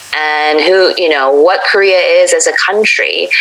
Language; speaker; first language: English; native; English